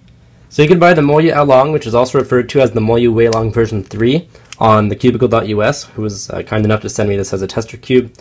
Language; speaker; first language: English; native; English